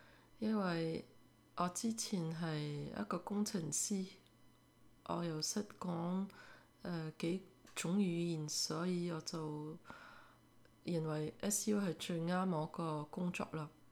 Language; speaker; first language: Cantonese; early bilingual, heritage; French